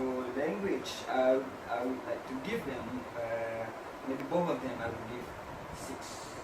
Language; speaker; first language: English; non-native, learner; Malay